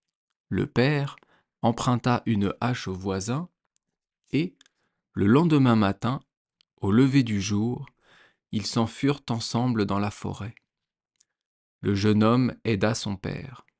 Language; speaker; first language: French; native; French